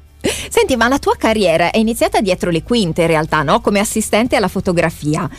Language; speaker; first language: Italian; native; Italian